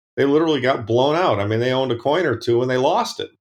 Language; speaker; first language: English; native; English